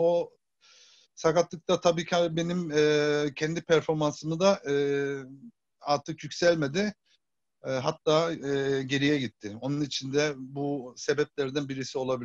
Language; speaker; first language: Turkish; early bilingual, heritage; Turkish